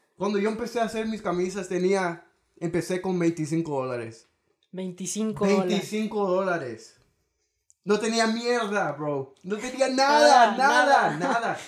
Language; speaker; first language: Spanish; early bilingual, heritage; Spanish